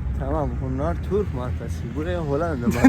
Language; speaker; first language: Turkish; non-native, learner; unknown